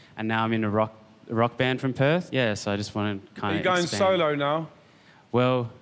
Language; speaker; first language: English; native; English